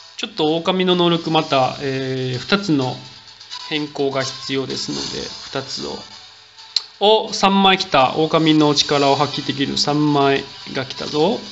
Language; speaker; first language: Japanese; non-native, fluent; Chinese